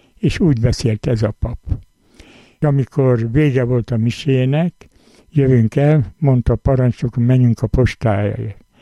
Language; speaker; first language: Hungarian; native; Hungarian